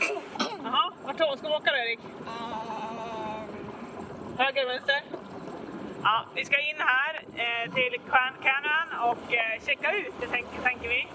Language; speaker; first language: Swedish; native; Swedish